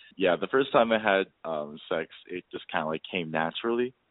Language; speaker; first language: English; native; English